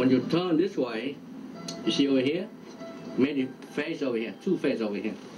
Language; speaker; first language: English; non-native, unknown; Vietnamese